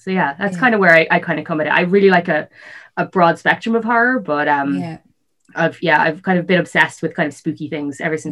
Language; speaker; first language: English; native; English